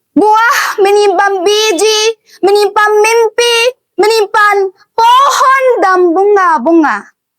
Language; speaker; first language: Indonesian; non-native, learner; Arabic